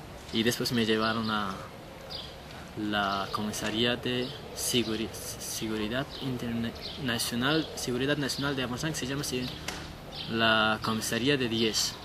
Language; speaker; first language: Spanish; non-native, learner; Persian